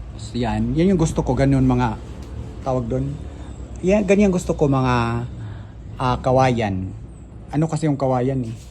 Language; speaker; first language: Filipino; non-native, local second language; Cebuano